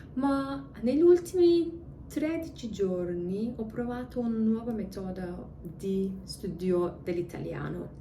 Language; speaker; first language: Italian; non-native, learner; English